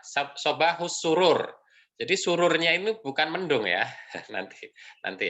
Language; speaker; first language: Indonesian; native; Indonesian